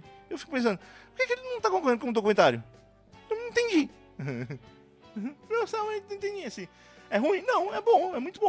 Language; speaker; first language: Portuguese; native; Portuguese